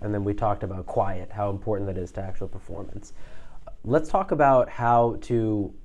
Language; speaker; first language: English; native; English